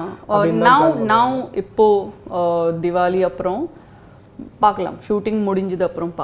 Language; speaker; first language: Tamil; non-native, fluent; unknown